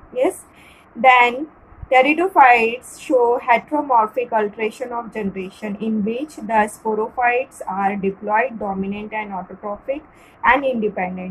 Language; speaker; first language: English; non-native, local second language; Marathi